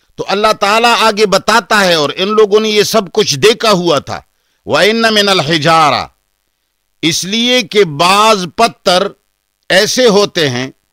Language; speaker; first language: Urdu; non-native, local second language; Pashto